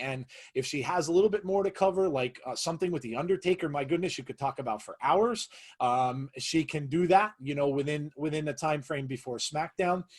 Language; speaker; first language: English; native; English